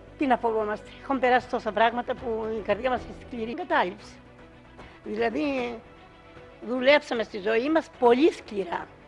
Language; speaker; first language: Greek; native; Greek